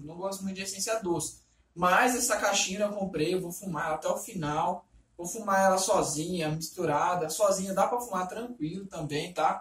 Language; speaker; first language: Portuguese; native; Portuguese